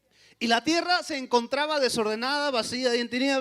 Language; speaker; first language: Spanish; native; Spanish